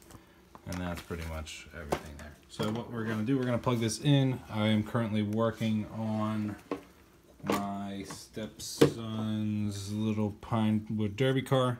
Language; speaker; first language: English; native; English